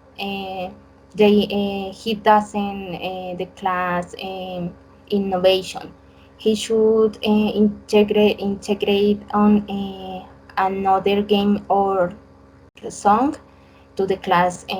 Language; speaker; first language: English; non-native, learner; Spanish